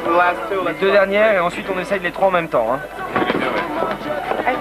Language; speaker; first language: French; native; French